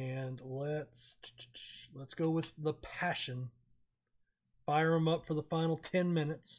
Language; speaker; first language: English; native; English